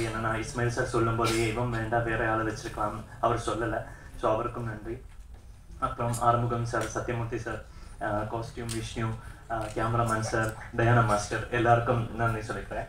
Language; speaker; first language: Tamil; non-native, learner; Malayalam